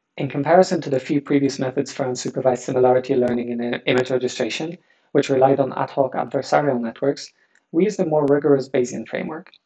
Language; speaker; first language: English; non-native, fluent; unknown